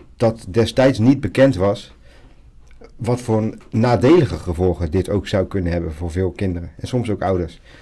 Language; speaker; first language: Dutch; native; Dutch